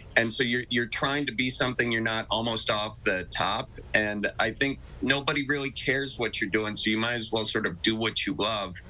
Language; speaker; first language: English; native; English